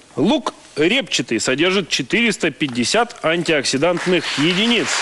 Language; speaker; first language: Russian; native; Russian